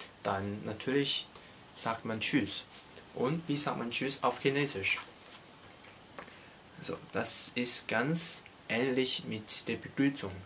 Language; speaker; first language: German; non-native, learner; Cantonese